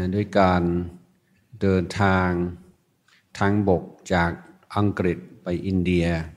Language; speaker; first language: Thai; non-native, fluent; English